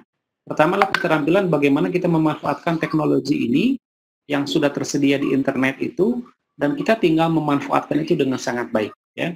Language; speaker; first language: Indonesian; native; Indonesian